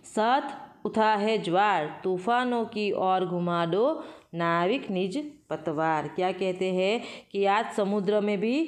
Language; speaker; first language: Hindi; non-native, local second language; Gujarati